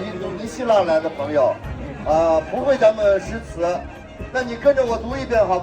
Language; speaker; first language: Chinese; native; Chinese